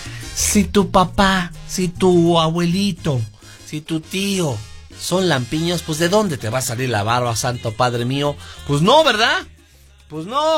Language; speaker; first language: Spanish; native; Spanish